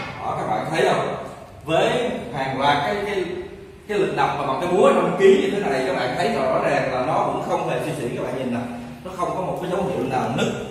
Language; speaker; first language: Vietnamese; native; Vietnamese